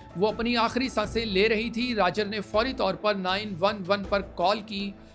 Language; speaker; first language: Urdu; native; Urdu